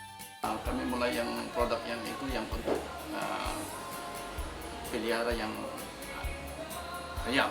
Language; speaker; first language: Indonesian; non-native, fluent; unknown